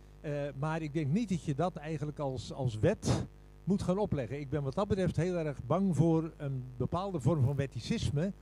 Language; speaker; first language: Dutch; native; Dutch